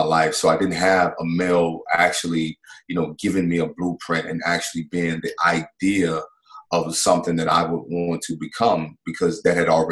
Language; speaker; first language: English; native; English